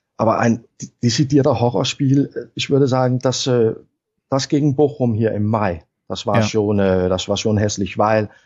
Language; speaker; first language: German; non-native, fluent; Danish